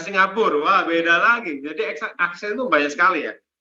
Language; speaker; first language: Indonesian; non-native, fluent; English